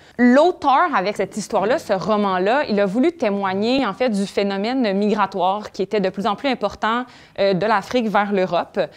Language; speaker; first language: French; native; French